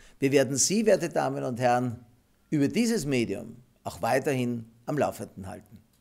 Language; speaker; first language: German; native; German